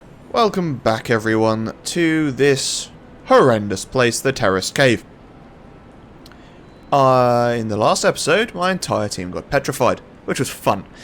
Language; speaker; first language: English; native; English